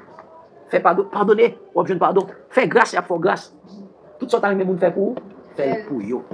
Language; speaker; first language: French; non-native, local second language; Haitian Creole